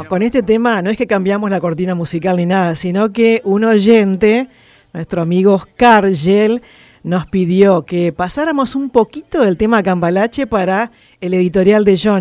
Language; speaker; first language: Spanish; native; Spanish